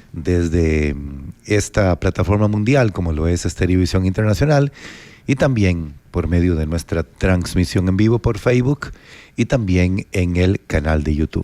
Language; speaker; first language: Spanish; native; Spanish